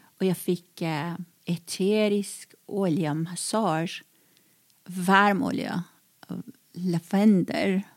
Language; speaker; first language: Swedish; non-native, fluent; Persian